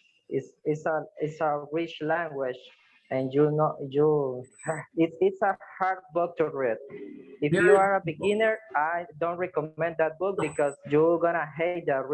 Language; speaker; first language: English; non-native, fluent; Spanish